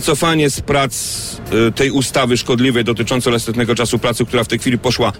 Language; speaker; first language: Polish; native; Polish